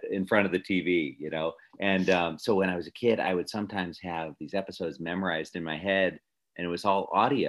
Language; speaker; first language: English; native; English